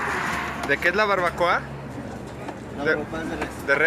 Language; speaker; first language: Spanish; early bilingual, heritage; English